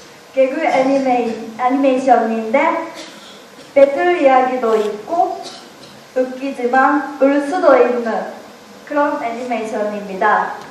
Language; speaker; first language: Korean; non-native, learner; Japanese